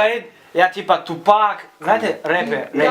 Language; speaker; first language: Russian; non-native, learner; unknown